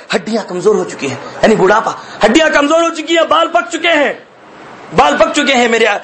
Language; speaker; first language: Urdu; native; Urdu